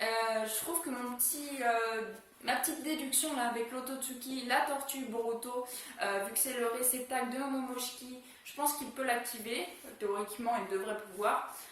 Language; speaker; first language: French; native; French